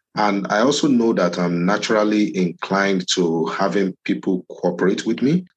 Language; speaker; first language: English; non-native, local second language; Yoruba